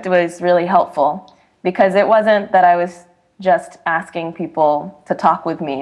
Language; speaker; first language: English; native; English